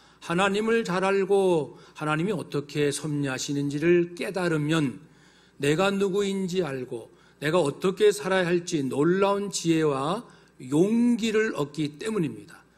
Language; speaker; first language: Korean; native; Korean